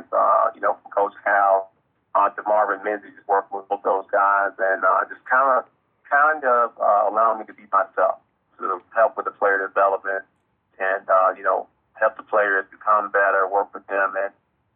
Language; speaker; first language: English; native; English